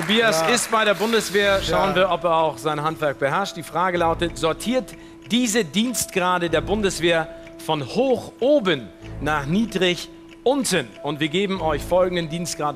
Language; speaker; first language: German; native; German